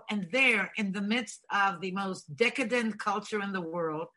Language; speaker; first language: English; non-native, fluent; Bulgarian